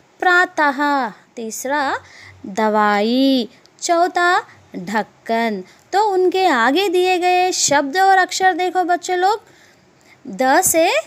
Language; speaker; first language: Hindi; non-native, local second language; Telugu